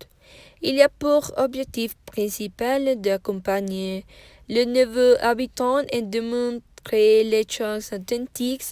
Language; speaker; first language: French; non-native, learner; Spanish